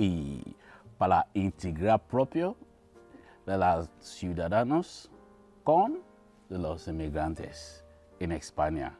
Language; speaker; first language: Spanish; non-native, learner; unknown